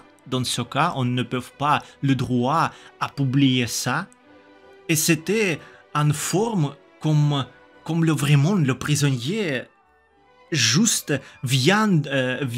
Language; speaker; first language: French; non-native, learner; Russian